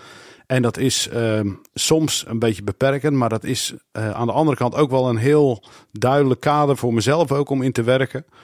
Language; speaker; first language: Dutch; native; Dutch